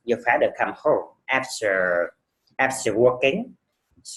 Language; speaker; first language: English; non-native, fluent; Vietnamese